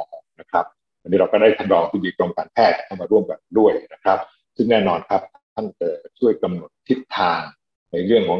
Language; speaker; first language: Thai; native; Thai